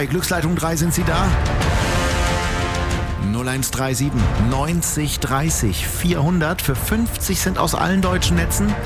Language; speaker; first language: German; native; German